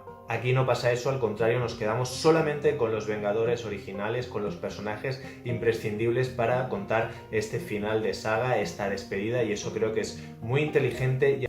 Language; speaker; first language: Spanish; native; Spanish